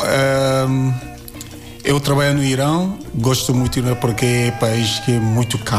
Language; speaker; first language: Portuguese; non-native, learner; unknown